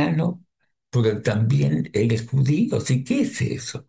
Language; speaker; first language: Spanish; early bilingual, other home language; Yiddish